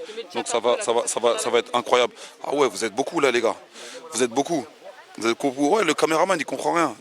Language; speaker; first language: French; native; French